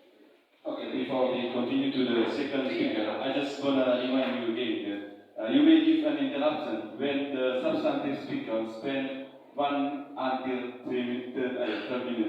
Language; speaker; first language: English; non-native, local second language; Indonesian